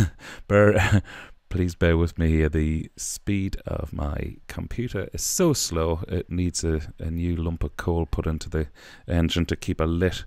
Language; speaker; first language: English; native; English